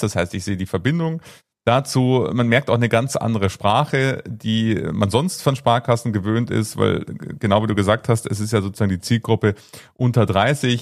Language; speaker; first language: German; native; German